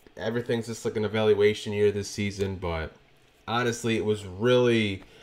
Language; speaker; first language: English; native; English